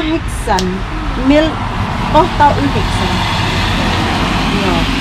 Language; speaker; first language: Finnish; non-native, learner; Filipino